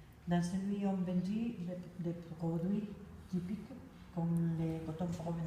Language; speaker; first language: French; non-native, learner; Spanish